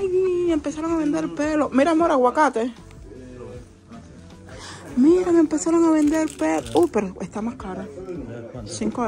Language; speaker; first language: Spanish; native; Spanish